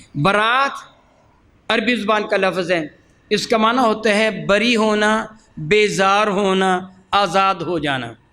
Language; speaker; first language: Urdu; non-native, local second language; Punjabi